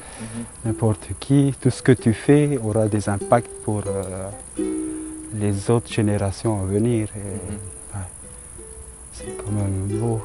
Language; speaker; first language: French; non-native, local second language; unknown